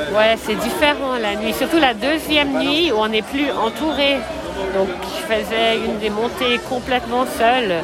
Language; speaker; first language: French; native; French